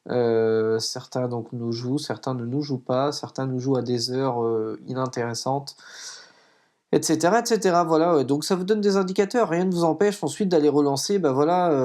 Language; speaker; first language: French; native; French